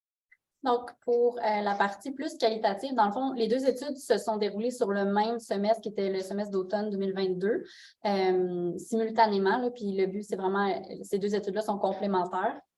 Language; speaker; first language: French; native; French